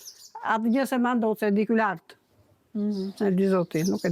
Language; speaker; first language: Albanian; native; Albanian